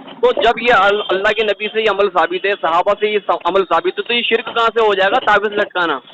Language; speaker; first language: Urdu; native; Urdu